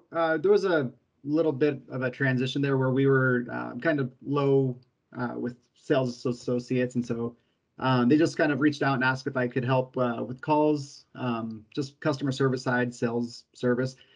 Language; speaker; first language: English; native; English